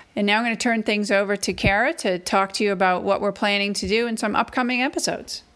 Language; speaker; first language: English; native; English